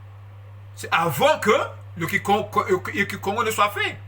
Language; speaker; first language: French; non-native, local second language; Kongo